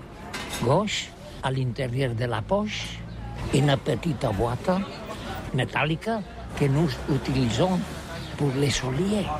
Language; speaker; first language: French; non-native, learner; Catalan